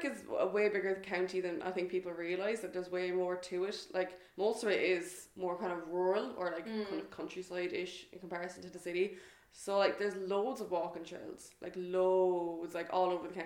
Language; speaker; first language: English; native; English